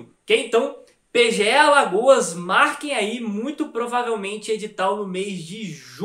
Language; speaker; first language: Portuguese; native; Portuguese